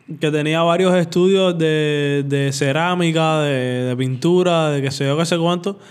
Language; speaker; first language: Spanish; native; Spanish